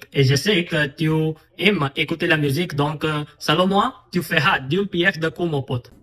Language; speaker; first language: French; non-native, fluent; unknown